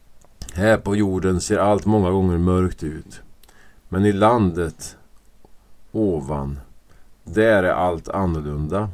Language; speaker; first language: Swedish; native; Swedish